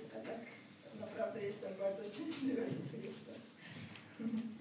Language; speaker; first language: Polish; non-native, fluent; Georgian